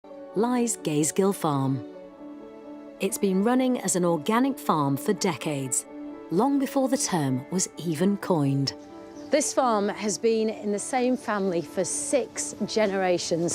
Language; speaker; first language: English; native; English